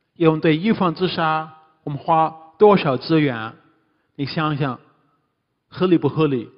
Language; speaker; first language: Chinese; non-native, fluent; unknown